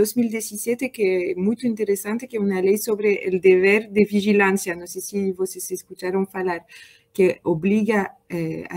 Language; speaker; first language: Portuguese; non-native, learner; French